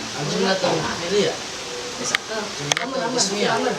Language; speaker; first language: Arabic; non-native, learner; Indonesian